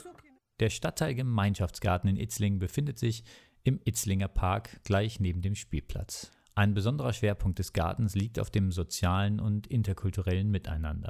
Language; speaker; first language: German; native; German